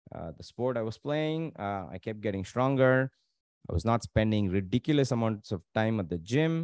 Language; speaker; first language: English; non-native, local second language; Tamil